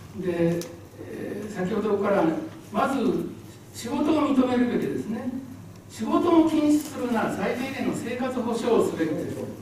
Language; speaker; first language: Japanese; native; Japanese